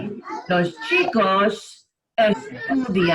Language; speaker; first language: Spanish; non-native, fluent; English